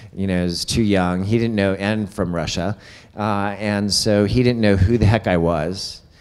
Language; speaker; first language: English; native; English